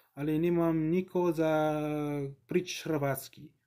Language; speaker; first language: Ukrainian; non-native, learner; English